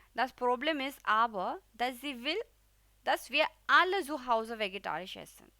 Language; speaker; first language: German; non-native, fluent; Hindi